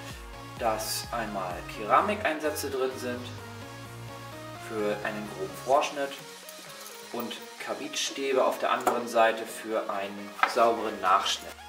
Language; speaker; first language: German; native; German